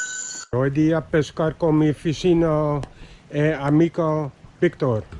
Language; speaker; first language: Spanish; non-native, learner; English